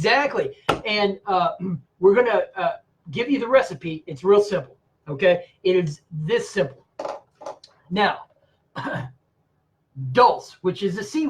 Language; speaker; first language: English; native; English